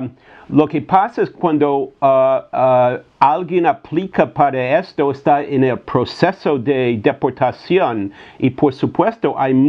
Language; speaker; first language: Spanish; non-native, fluent; English